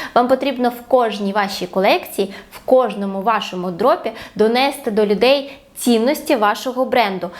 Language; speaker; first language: Ukrainian; non-native, local second language; Russian